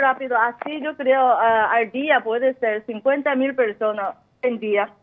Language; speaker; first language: Spanish; non-native, learner; Korean